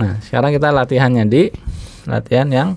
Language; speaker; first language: Indonesian; native; Indonesian